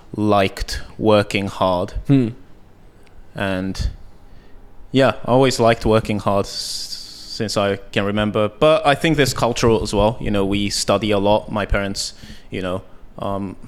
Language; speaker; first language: English; early bilingual, heritage; Japanese